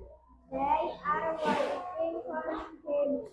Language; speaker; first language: English; non-native, learner; Indonesian